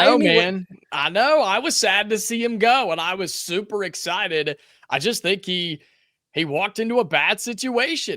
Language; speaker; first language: English; native; English